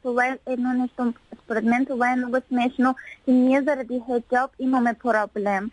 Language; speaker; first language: Bulgarian; non-native, learner; Persian